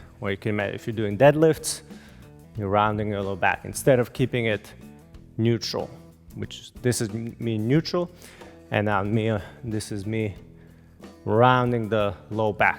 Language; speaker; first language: English; native; English